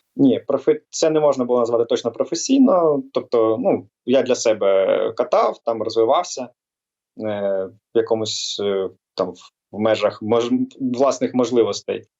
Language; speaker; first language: Ukrainian; native; Ukrainian